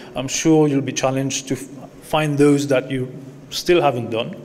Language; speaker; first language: English; non-native, local second language; Morisyen